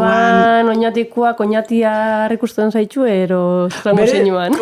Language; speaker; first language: Basque; native; Basque